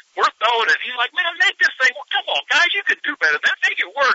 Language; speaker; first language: English; native; English